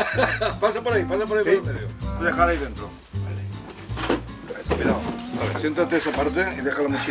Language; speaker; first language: Spanish; native; Spanish